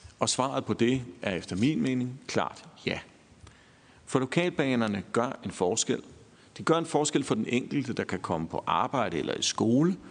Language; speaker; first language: Danish; native; Danish